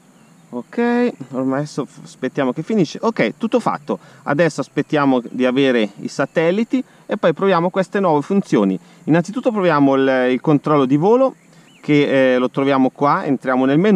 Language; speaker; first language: Italian; native; Italian